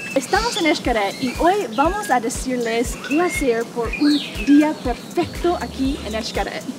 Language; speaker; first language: Spanish; non-native, fluent; English